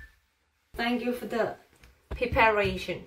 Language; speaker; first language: English; non-native, learner; Thai